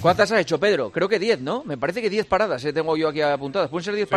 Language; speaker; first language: Spanish; native; Spanish